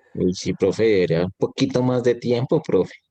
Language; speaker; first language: Spanish; native; Spanish